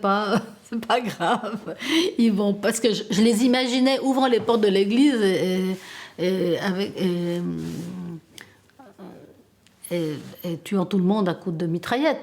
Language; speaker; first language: French; early bilingual, other home language; Italian